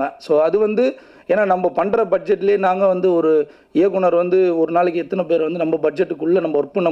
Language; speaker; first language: Tamil; native; Tamil